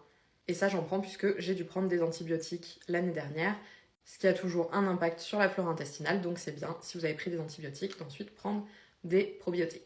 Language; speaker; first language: French; native; French